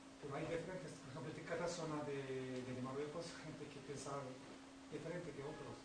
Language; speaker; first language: Spanish; non-native, learner; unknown